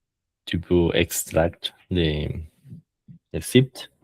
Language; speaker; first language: French; non-native, learner; Spanish